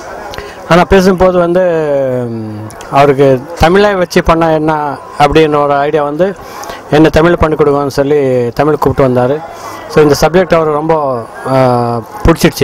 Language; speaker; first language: Tamil; non-native, local second language; Kannada